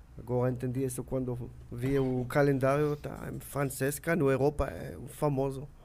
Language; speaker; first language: Portuguese; non-native, learner; Hebrew